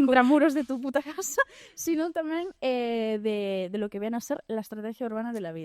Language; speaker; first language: Spanish; native; Spanish